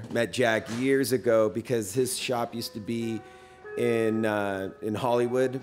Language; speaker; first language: English; native; English